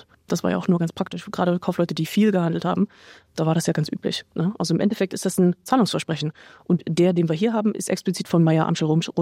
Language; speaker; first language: German; native; German